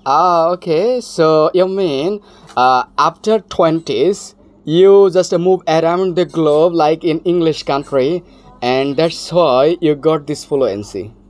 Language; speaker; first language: English; non-native, learner; Bangla